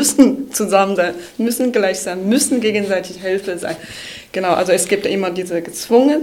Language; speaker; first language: German; non-native, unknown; Chinese